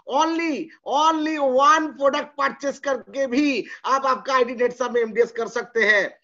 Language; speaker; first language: Hindi; non-native, local second language; Bangla